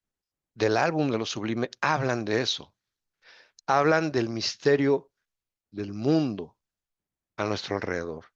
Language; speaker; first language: Spanish; native; Spanish